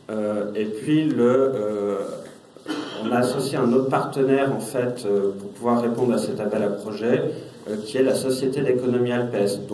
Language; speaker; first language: French; native; French